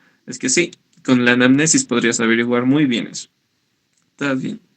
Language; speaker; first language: Spanish; native; Spanish